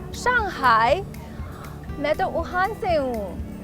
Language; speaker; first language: Hindi; non-native, fluent; Chinese